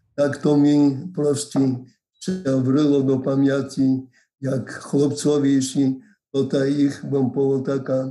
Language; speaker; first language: Slovak; non-native, local second language; Rusyn